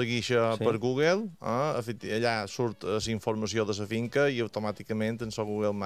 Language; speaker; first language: Catalan; native; Catalan